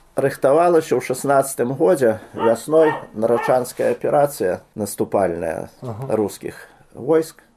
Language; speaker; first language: Belarusian; native; Belarusian